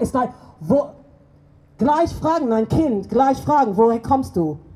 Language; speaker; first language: German; non-native, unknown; English